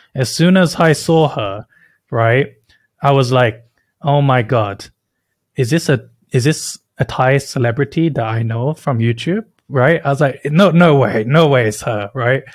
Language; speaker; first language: English; native; English